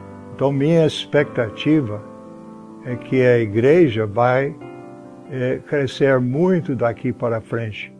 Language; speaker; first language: Portuguese; non-native, fluent; English